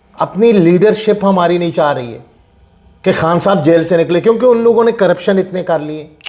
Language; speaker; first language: Urdu; non-native, local second language; Punjabi